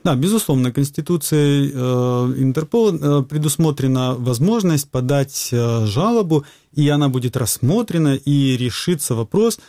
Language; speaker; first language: Russian; native; Russian